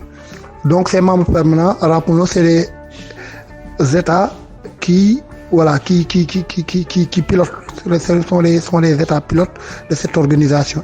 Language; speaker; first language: French; non-native, local second language; Wolof